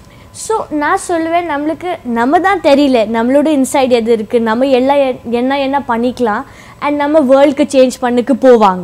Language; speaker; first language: Tamil; non-native, local second language; Hindi